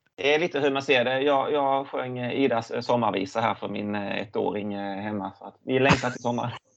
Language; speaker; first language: Swedish; native; Swedish